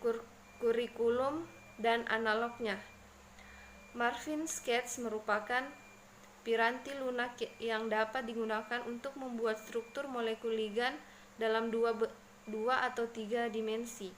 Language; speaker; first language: Indonesian; native; Indonesian